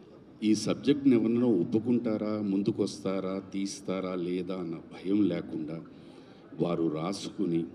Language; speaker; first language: Telugu; native; Telugu